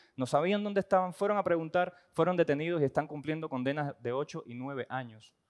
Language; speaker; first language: Spanish; native; Spanish